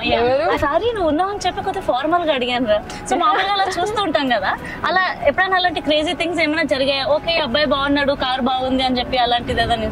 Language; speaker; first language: Telugu; native; Telugu